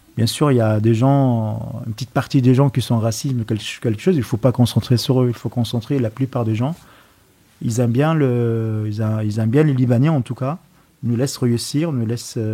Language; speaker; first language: French; non-native, fluent; Arabic